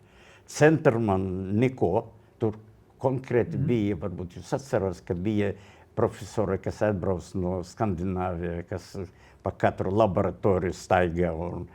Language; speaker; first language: Latvian; non-native, local second language; Russian